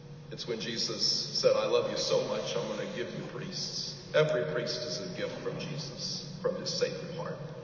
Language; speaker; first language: English; native; English